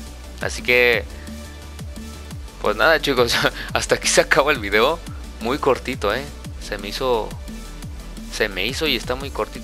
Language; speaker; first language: Spanish; native; Spanish